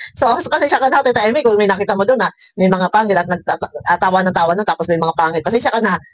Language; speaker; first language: Filipino; native; Filipino